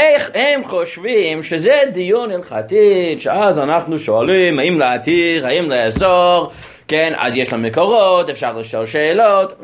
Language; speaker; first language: Hebrew; non-native, fluent; English